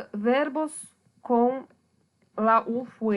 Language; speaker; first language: Spanish; non-native, fluent; Portuguese